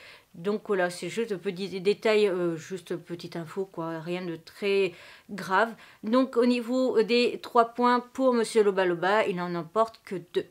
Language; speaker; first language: French; native; French